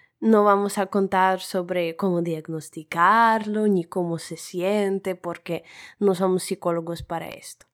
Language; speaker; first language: Spanish; non-native, fluent; Russian